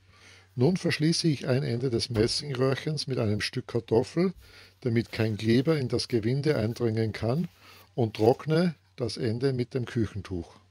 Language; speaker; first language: German; native; German